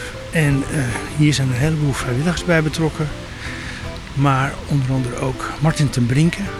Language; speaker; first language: Dutch; native; Dutch